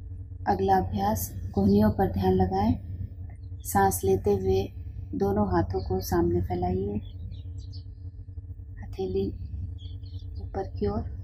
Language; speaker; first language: Hindi; native; Hindi